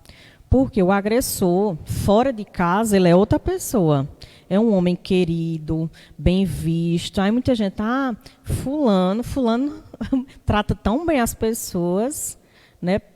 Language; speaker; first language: Portuguese; native; Portuguese